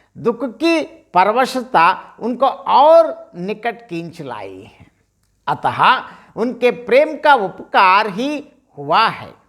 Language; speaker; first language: Hindi; non-native, local second language; Telugu